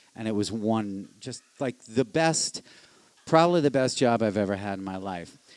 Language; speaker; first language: English; native; English